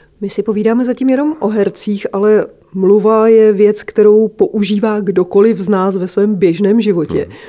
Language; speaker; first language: Czech; native; Czech